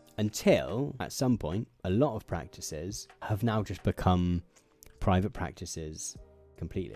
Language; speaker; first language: English; native; English